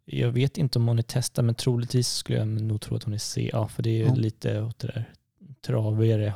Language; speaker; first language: Swedish; native; Swedish